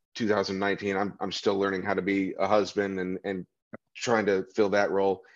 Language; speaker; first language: English; native; English